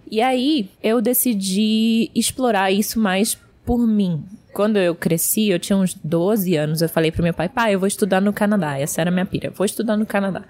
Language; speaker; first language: Portuguese; early bilingual, heritage; Portuguese